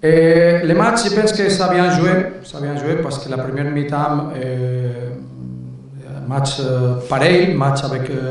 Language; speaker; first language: French; non-native, learner; Spanish